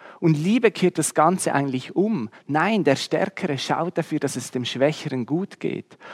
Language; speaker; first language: German; native; German